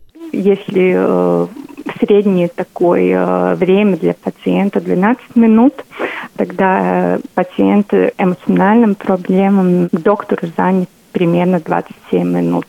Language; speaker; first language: Russian; non-native, local second language; Latvian